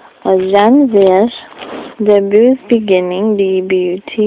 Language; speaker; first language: French; non-native, learner; English